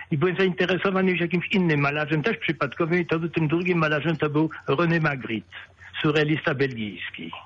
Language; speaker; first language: Polish; early bilingual, other home language; French